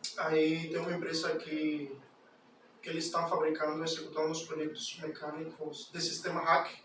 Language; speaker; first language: Portuguese; non-native, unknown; Spanish